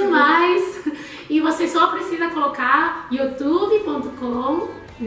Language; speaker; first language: Portuguese; non-native, learner; Chinese